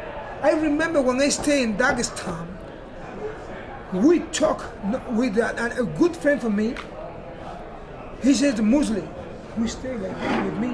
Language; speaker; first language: English; non-native, learner; Spanish